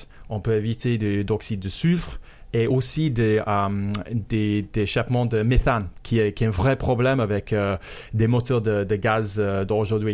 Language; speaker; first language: French; non-native, fluent; English